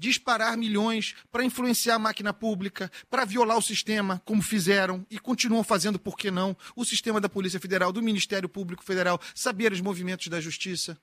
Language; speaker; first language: Portuguese; native; Portuguese